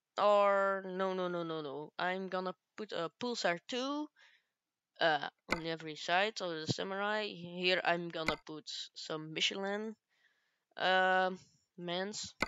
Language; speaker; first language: English; non-native, learner; Dutch